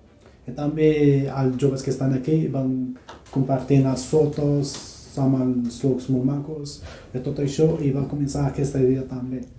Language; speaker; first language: Catalan; non-native, learner; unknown